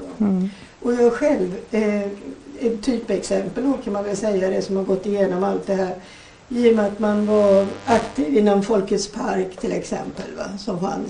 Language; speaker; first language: Swedish; native; Swedish